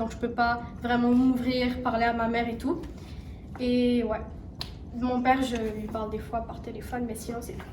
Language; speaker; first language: French; non-native, local second language; Arabic